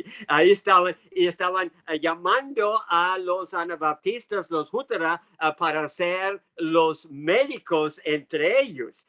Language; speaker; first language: Spanish; non-native, fluent; English